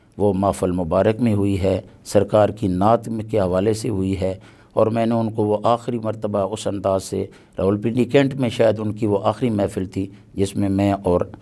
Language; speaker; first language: Urdu; non-native, local second language; Punjabi